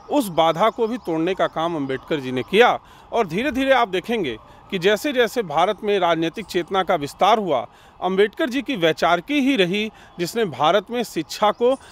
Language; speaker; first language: Hindi; native; Hindi